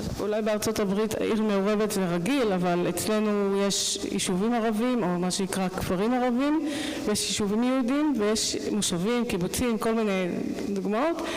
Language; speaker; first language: Hebrew; non-native, local second language; Arabic